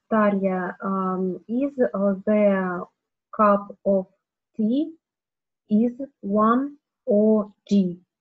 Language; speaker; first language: English; non-native, learner; Russian